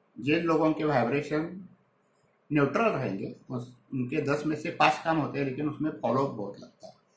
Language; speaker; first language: Hindi; non-native, local second language; Marathi